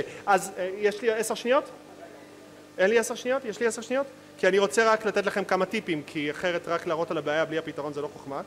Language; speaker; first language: Hebrew; native; Hebrew